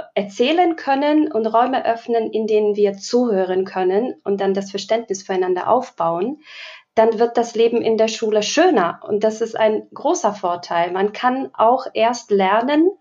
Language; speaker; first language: German; non-native, fluent; Slovak